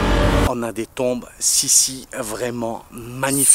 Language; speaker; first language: French; native; French